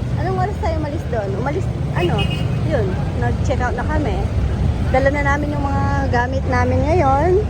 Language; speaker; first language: Filipino; native; Filipino